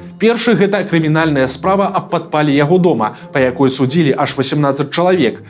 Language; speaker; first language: Belarusian; native; Belarusian